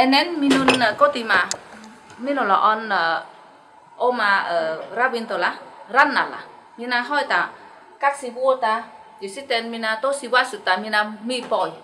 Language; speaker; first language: Finnish; non-native, learner; Khmer